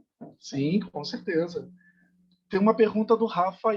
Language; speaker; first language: Portuguese; native; Portuguese